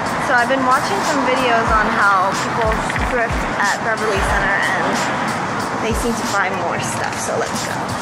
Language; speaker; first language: English; early bilingual, other home language; Korean